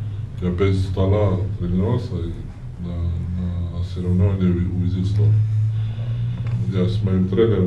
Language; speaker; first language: Russian; non-native, fluent; Georgian